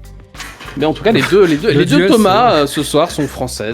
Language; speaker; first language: French; native; French